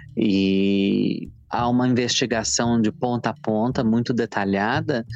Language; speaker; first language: Portuguese; native; Portuguese